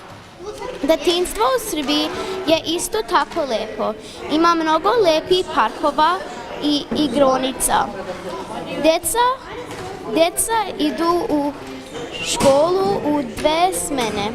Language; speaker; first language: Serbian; early bilingual, heritage; Serbian